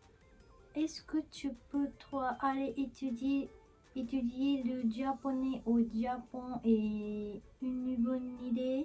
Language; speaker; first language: French; non-native, learner; Japanese